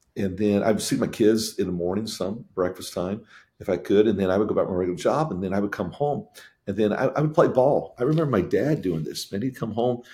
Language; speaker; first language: English; native; English